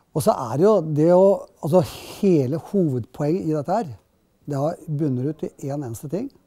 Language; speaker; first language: Norwegian; native; Norwegian